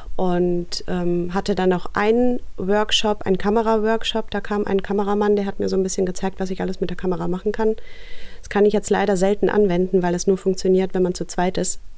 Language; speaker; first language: German; early bilingual, other home language; Russian